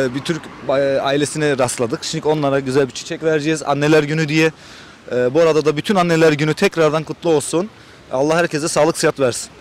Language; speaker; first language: Turkish; early bilingual, heritage; Turkish